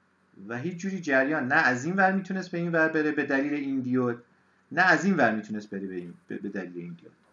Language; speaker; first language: Persian; native; Persian